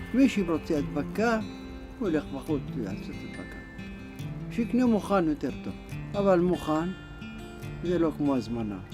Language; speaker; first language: Hebrew; non-native, fluent; Arabic